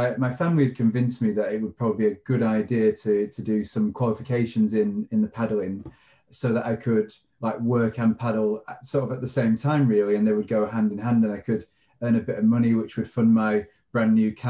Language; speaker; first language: English; native; English